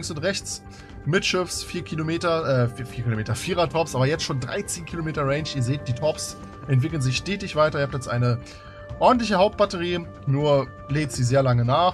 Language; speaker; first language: German; native; German